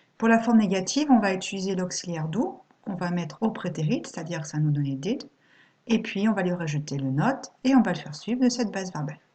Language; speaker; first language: French; native; French